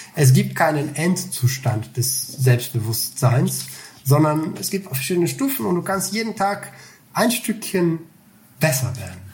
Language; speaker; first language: German; non-native, fluent; Bulgarian